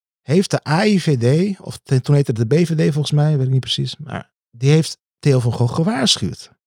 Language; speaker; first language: Dutch; early bilingual, other home language; Turkish